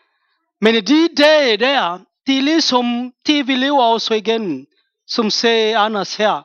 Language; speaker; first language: Danish; non-native, fluent; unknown